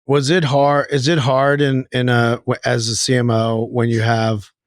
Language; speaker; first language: English; native; English